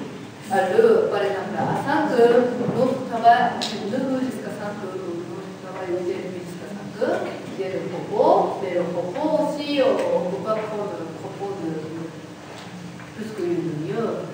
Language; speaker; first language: French; non-native, learner; Japanese